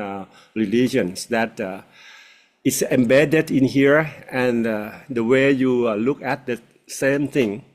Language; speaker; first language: English; non-native, fluent; Thai